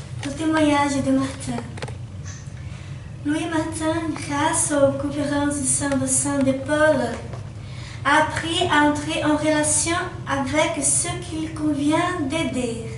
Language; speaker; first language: French; native; French